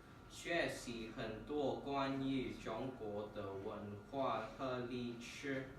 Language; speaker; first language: Chinese; non-native, learner; English